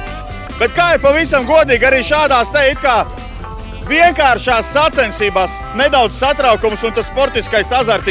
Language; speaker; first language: Latvian; native; Latvian